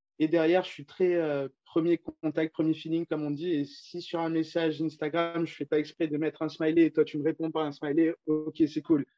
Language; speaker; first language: French; native; French